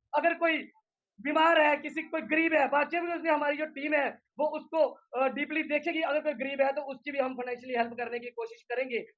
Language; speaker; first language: Hindi; non-native, local second language; Dogri